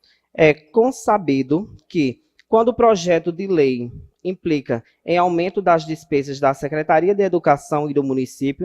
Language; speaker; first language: Portuguese; native; Portuguese